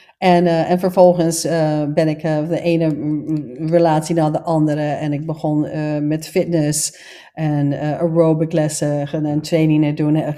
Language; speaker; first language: Dutch; non-native, fluent; English